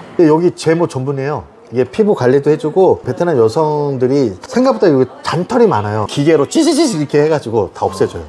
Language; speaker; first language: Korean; native; Korean